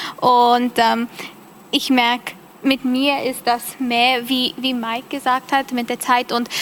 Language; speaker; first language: German; non-native, learner; English